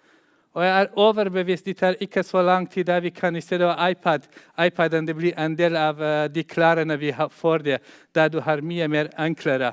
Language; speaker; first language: Norwegian; non-native, fluent; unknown